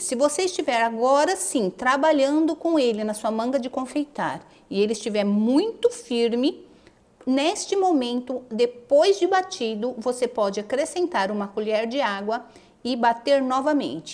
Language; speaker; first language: Portuguese; native; Portuguese